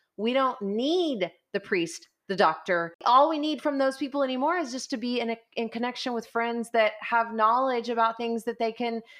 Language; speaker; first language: English; native; English